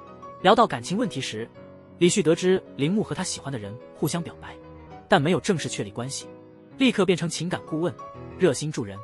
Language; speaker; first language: Chinese; native; Chinese